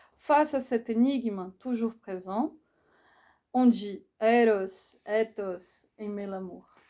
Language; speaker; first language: French; non-native, fluent; Portuguese